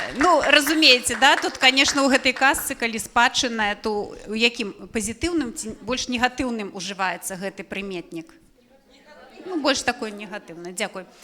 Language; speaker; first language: Belarusian; non-native, local second language; Russian